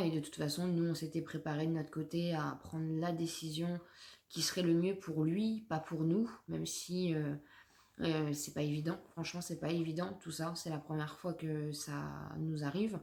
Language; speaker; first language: French; native; French